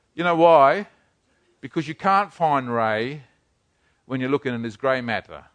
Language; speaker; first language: English; native; English